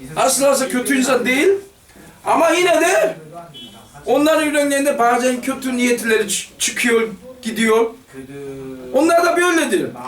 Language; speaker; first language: Turkish; non-native, fluent; Korean